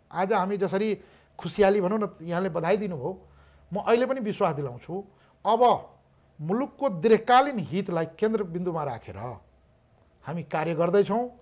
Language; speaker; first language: Nepali; non-native, local second language; Maithili